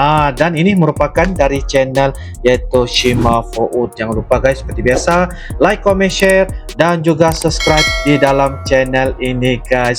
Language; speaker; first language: Indonesian; non-native, local second language; Malay